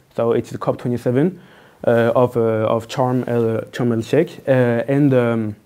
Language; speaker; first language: English; non-native, fluent; French